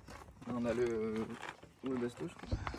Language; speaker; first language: French; native; French